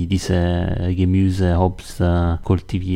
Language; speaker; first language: German; non-native, learner; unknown